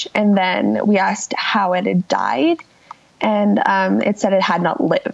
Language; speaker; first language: English; native; English